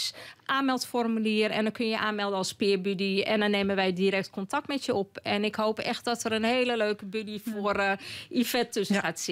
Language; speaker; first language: Dutch; native; Dutch